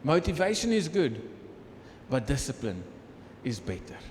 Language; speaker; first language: English; non-native, local second language; Afrikaans